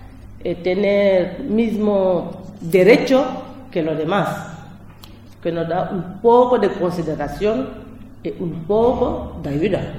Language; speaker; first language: Spanish; non-native, learner; French